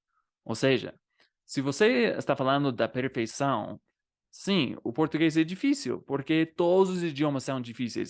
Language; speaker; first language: Portuguese; non-native, fluent; English